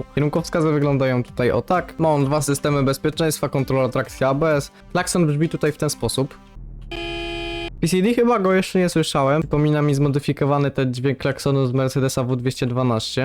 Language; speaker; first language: Polish; native; Polish